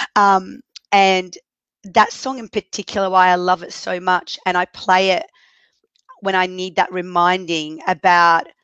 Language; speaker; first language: English; early bilingual, other home language; Arabic